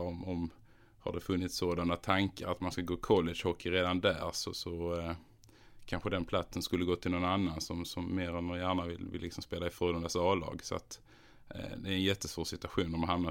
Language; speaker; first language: Swedish; native; Swedish